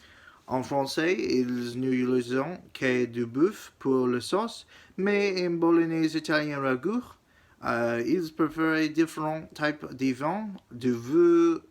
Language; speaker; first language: French; non-native, learner; English